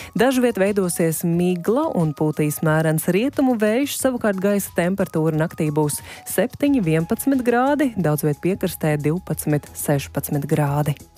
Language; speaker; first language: Latvian; native; Latvian